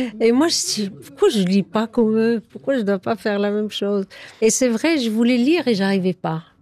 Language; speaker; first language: French; non-native, fluent; Arabic